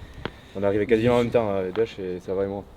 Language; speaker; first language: French; native; French